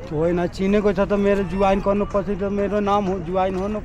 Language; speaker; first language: Nepali; non-native, local second language; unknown